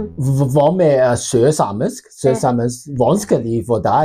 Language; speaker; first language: Norwegian; non-native, learner; Welsh